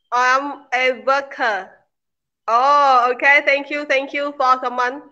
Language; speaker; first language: English; non-native, learner; Khmer